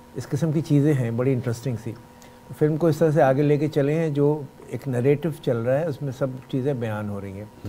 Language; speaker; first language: Urdu; native; Urdu